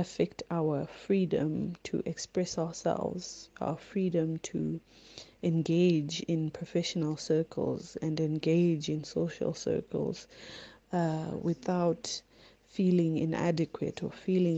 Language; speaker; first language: English; non-native, local second language; Shona